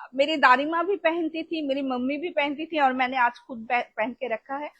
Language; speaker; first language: Hindi; non-native, local second language; Bangla